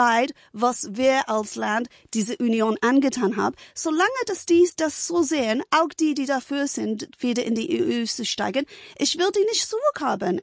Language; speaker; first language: German; non-native, fluent; English